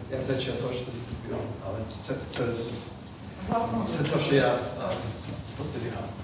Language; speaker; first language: Ukrainian; early bilingual, heritage; Ukrainian